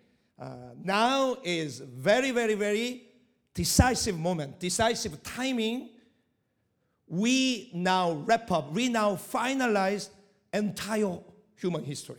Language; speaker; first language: English; non-native, fluent; Korean